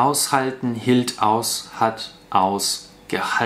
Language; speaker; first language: German; non-native, fluent; Russian